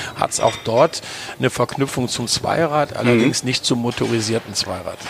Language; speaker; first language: German; native; German